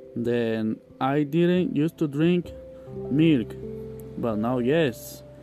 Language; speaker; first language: English; non-native, learner; Spanish